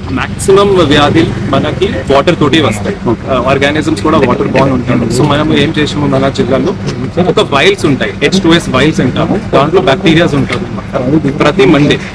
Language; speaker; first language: Telugu; non-native, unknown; Hindi